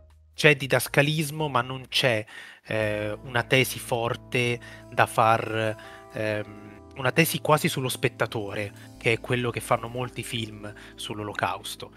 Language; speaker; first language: Italian; native; Italian